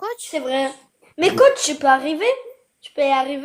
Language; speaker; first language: French; early bilingual, other home language; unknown